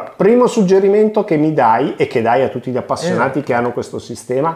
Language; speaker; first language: Italian; native; Italian